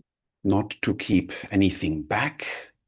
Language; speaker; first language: English; non-native, fluent; German